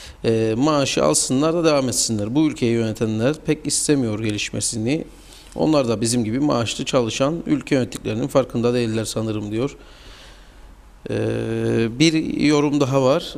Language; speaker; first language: Turkish; native; Turkish